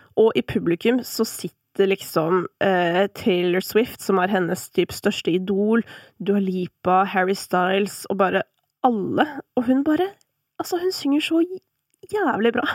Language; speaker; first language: Norwegian; native; Norwegian